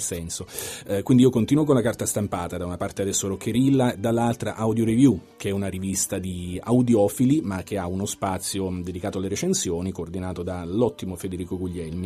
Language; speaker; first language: Italian; native; Italian